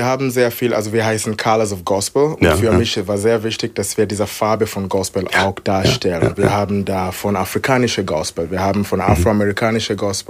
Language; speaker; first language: German; non-native, fluent; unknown